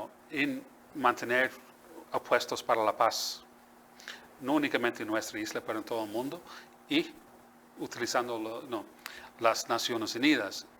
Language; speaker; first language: Spanish; non-native, fluent; English